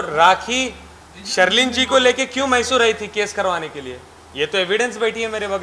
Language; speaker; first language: Hindi; native; Hindi